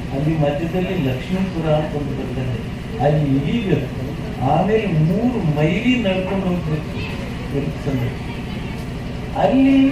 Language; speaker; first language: Kannada; non-native, local second language; Telugu